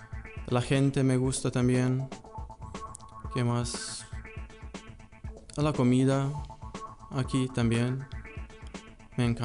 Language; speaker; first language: Spanish; non-native, learner; Lithuanian